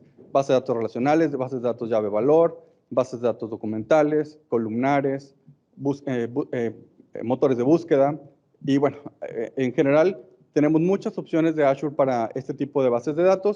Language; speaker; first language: Spanish; native; Spanish